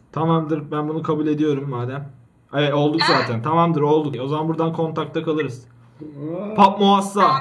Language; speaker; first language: Turkish; native; Turkish